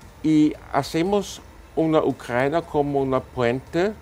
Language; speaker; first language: Spanish; non-native, fluent; German